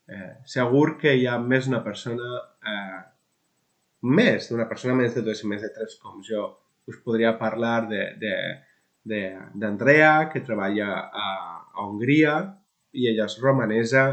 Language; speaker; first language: Catalan; non-native, local second language; Spanish